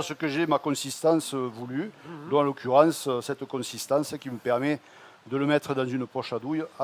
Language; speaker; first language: French; native; French